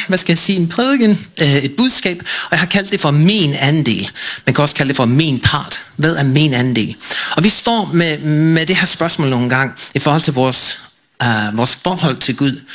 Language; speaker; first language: Danish; non-native, fluent; English